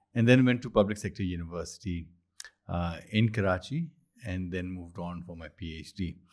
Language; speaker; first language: English; non-native, local second language; Urdu